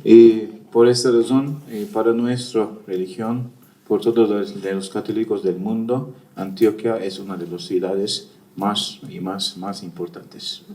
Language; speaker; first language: Spanish; non-native, fluent; Turkish